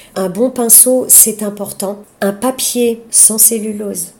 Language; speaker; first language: French; native; French